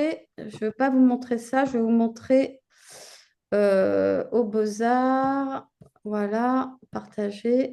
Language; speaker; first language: French; native; French